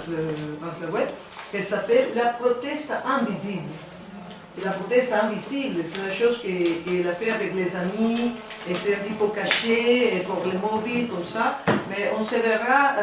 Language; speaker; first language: French; non-native, learner; Spanish